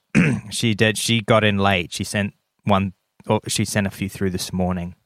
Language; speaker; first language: English; native; English